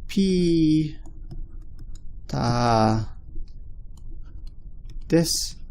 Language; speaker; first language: Japanese; non-native, fluent; English